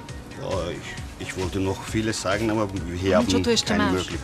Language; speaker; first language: German; non-native, learner; Turkish